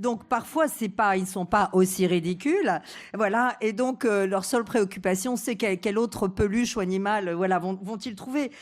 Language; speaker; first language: French; native; French